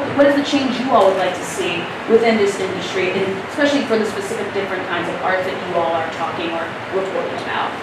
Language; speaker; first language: English; native; English